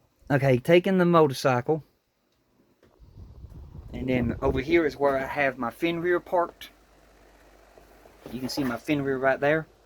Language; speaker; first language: English; native; English